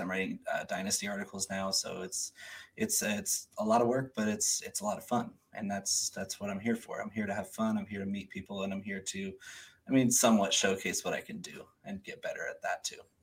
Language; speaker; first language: English; early bilingual, other home language; Spanish